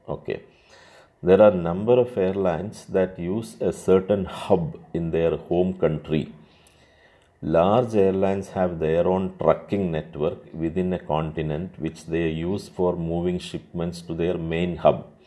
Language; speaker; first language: English; non-native, local second language; Malayalam